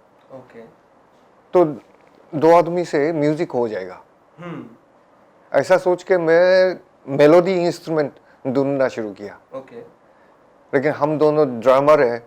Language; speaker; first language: Hindi; non-native, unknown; Japanese